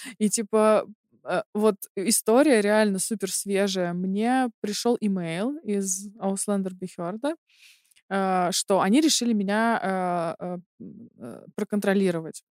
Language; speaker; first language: Russian; native; Russian